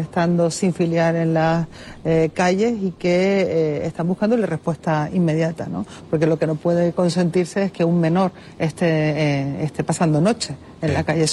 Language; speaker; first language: Spanish; native; Spanish